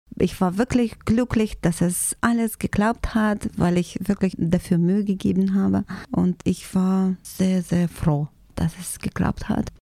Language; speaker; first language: German; non-native, fluent; Russian